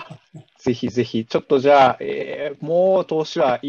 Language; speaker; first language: Japanese; native; Japanese